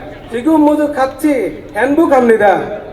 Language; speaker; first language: Korean; non-native, learner; Bangla